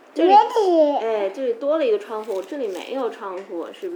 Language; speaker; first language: Chinese; native; Chinese